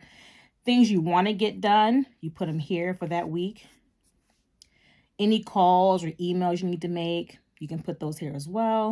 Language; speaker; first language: English; native; English